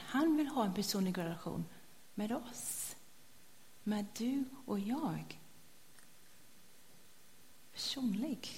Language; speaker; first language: Swedish; non-native, fluent; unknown